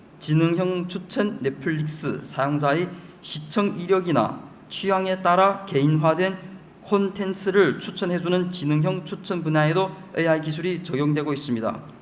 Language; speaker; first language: Korean; early bilingual, heritage; Chinese